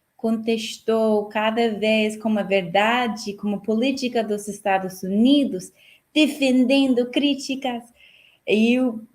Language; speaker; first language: Portuguese; non-native, fluent; English